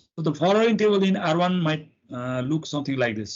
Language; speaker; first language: English; non-native, local second language; Nepali